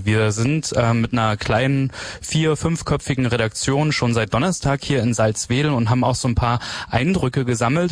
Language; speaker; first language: German; native; German